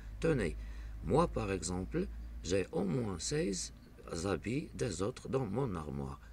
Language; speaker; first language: French; non-native, local second language; Arabic